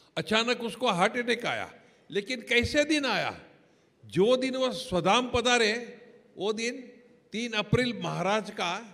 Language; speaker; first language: Hindi; non-native, local second language; Gujarati